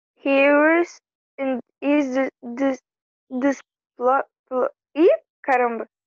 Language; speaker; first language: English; non-native, learner; Portuguese